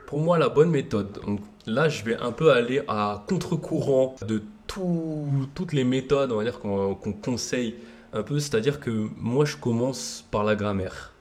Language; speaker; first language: French; native; French